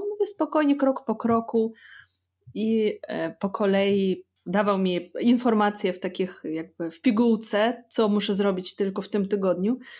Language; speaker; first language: Polish; non-native, fluent; Russian